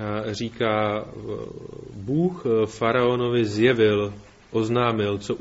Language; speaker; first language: Czech; native; Czech